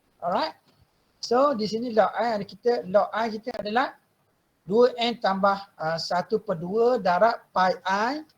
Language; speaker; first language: Malay; native; Malay